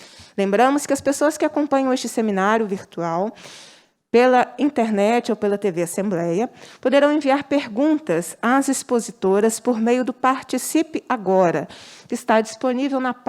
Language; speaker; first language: Portuguese; native; Portuguese